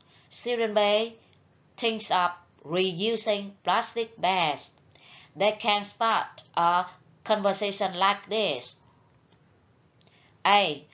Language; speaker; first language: English; non-native, fluent; Vietnamese